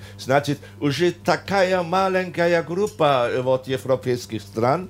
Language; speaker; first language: Russian; non-native, fluent; German